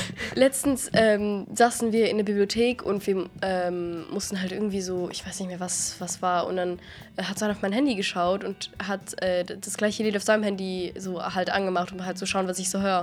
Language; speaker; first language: German; native; German